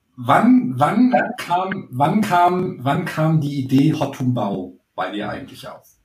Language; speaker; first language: German; native; German